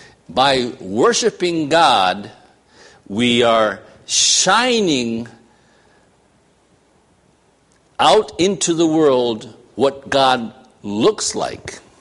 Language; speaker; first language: English; native; English